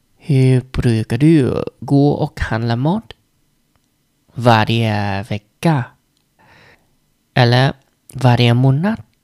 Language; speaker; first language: Swedish; non-native, learner; Vietnamese